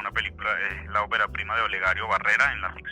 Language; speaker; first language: Spanish; native; Spanish